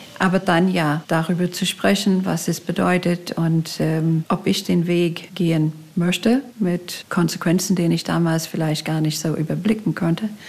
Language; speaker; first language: German; non-native, fluent; English